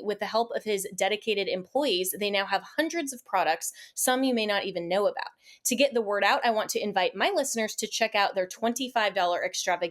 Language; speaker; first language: English; native; English